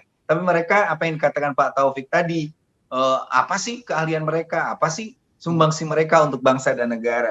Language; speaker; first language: Indonesian; native; Indonesian